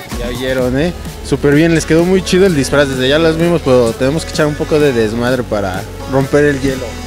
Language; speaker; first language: Spanish; native; Spanish